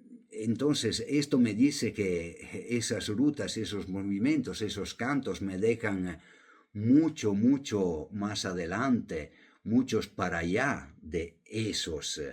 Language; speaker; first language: Spanish; non-native, fluent; Italian